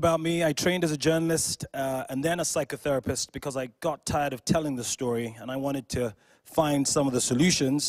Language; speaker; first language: English; non-native, local second language; Ganda